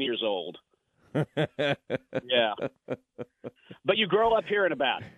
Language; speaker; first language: English; native; English